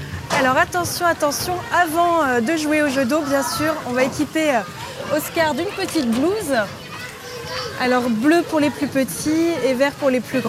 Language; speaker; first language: French; native; French